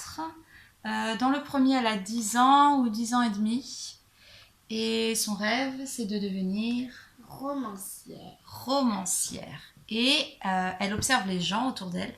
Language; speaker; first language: French; native; French